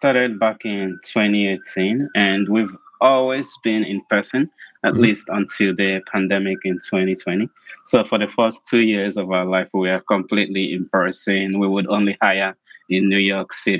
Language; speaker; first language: English; non-native, local second language; Igbo